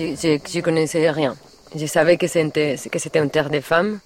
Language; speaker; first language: French; non-native, learner; Catalan